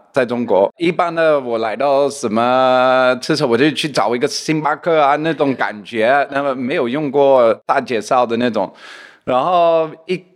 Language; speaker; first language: Chinese; non-native, fluent; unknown